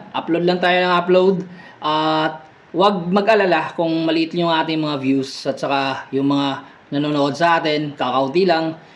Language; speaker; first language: Filipino; non-native, local second language; Cebuano